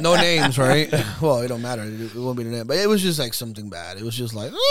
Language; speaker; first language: English; early bilingual, other home language; Spanish